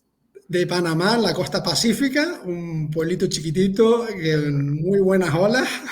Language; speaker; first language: Spanish; native; Spanish